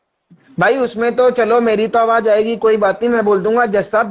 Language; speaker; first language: Hindi; native; Hindi